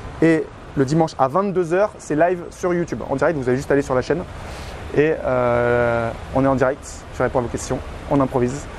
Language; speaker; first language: French; native; French